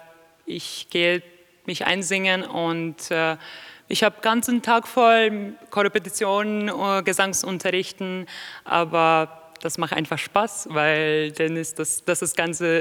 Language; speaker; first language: German; non-native, fluent; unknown